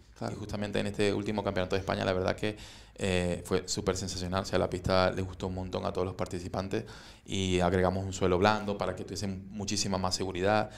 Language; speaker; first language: Spanish; native; Spanish